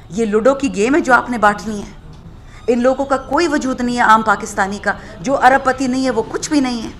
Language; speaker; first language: Urdu; non-native, local second language; Pashto